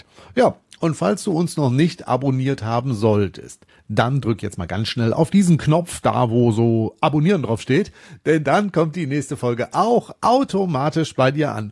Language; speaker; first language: German; native; German